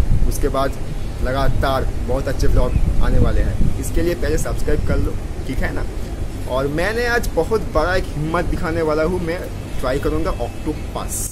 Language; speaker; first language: Hindi; non-native, local second language; Bangla